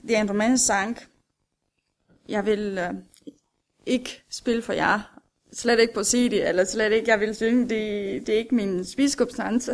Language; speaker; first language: Danish; non-native, fluent; Romanian